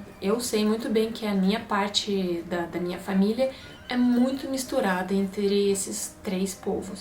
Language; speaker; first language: Portuguese; non-native, fluent; Russian